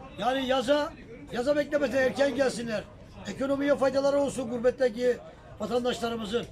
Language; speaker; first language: Turkish; native; Turkish